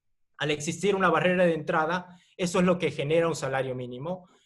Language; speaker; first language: Spanish; native; Spanish